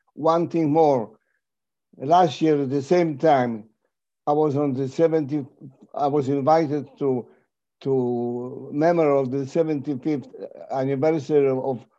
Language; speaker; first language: English; non-native, fluent; Polish